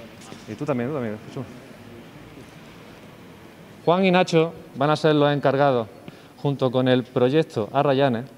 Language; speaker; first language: Spanish; native; Spanish